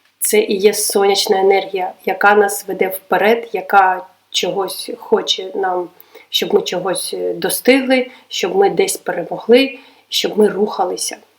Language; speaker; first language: Ukrainian; non-native, local second language; Russian